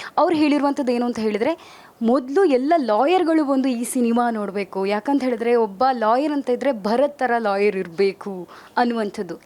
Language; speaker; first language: Kannada; native; Kannada